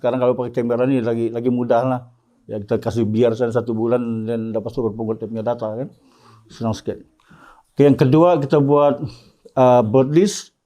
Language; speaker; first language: Malay; native; Malay